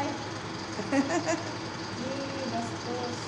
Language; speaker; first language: Filipino; non-native, local second language; Cebuano